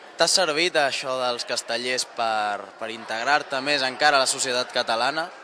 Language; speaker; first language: Catalan; native; Catalan